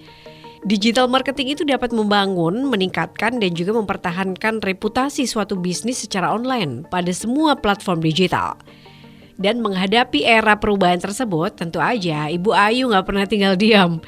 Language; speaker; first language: Indonesian; native; Indonesian